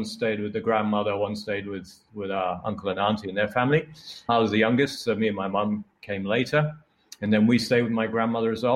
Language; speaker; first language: English; native; English